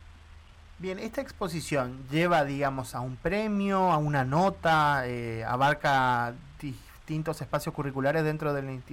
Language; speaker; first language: Spanish; native; Spanish